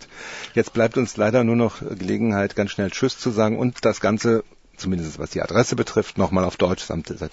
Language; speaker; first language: German; native; German